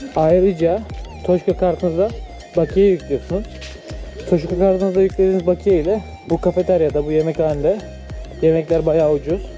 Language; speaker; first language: Turkish; native; Turkish